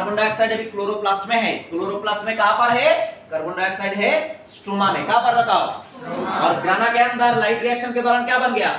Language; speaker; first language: Hindi; non-native, local second language; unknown